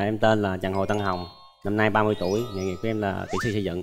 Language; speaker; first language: Vietnamese; native; Vietnamese